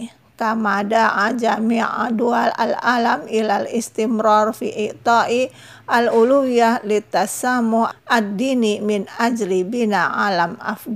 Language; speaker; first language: Arabic; non-native, fluent; Indonesian